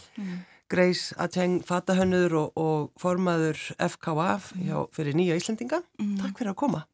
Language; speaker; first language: Icelandic; native; Icelandic